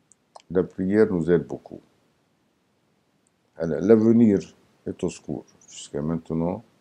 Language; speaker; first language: French; non-native, learner; Arabic